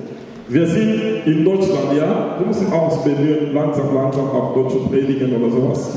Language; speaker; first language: German; non-native, learner; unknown